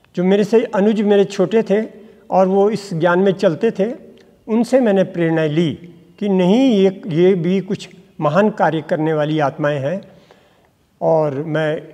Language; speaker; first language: Hindi; native; Hindi